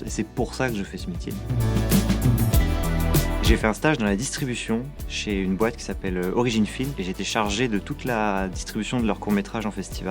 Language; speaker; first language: French; native; French